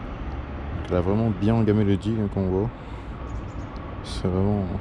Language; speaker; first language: French; native; French